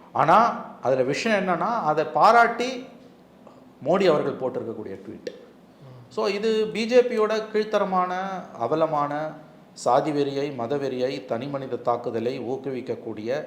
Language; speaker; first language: Tamil; native; Tamil